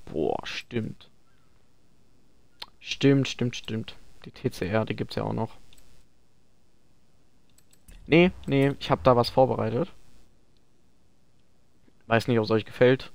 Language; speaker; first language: German; native; German